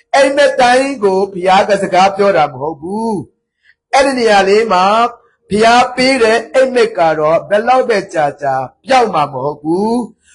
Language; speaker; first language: Burmese; non-native, local second language; Tedim Chin